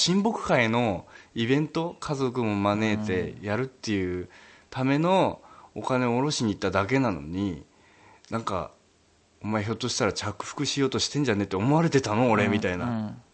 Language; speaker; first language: Japanese; native; Japanese